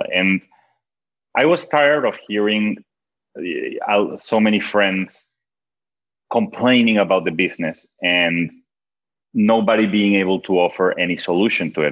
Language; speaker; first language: English; non-native, fluent; Spanish